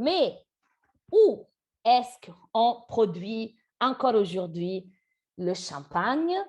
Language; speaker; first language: French; non-native, fluent; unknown